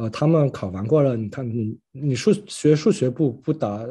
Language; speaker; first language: Chinese; early bilingual, other home language; French